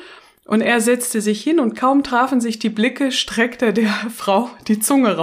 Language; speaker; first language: German; native; German